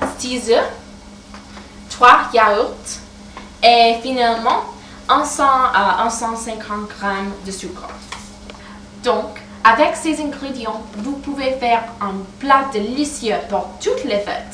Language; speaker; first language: French; non-native, learner; English